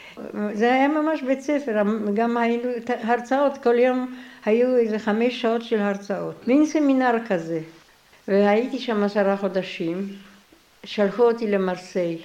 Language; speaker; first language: Hebrew; non-native, fluent; Polish